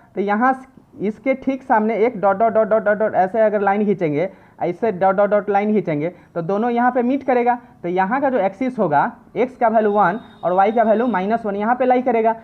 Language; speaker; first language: Hindi; native; Hindi